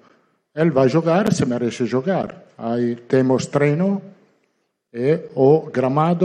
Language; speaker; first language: Portuguese; non-native, learner; Italian